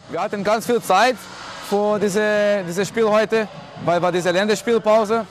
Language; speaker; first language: German; non-native, learner; Portuguese